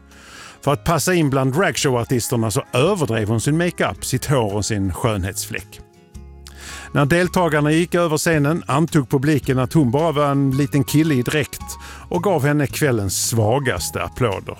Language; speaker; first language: Swedish; native; Swedish